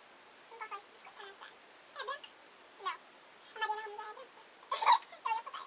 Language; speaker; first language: Portuguese; native; Portuguese